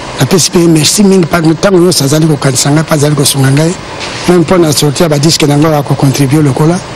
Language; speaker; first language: Lingala; non-native, local second language; Mongo